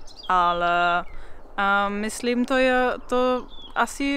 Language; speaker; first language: Czech; non-native, learner; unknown